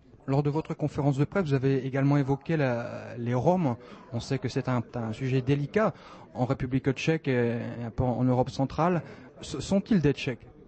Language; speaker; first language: French; native; French